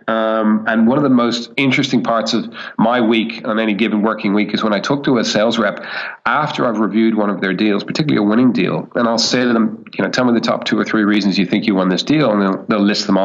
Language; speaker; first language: English; native; English